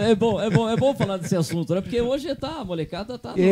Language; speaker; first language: Portuguese; native; Portuguese